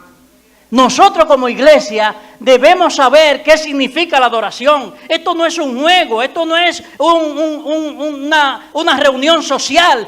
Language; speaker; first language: Spanish; native; Spanish